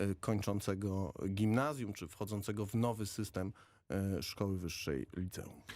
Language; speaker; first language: Polish; native; Polish